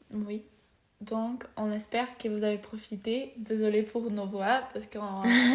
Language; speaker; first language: French; non-native, learner; Spanish